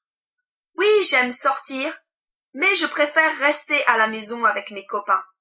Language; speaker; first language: French; non-native, learner; English